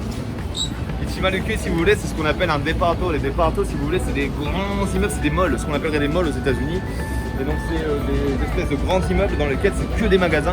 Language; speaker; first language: French; native; French